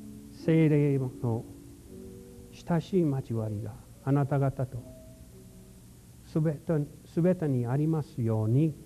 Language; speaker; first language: Japanese; non-native, fluent; English